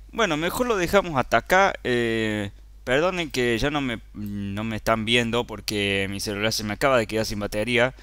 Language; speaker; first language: Spanish; native; Spanish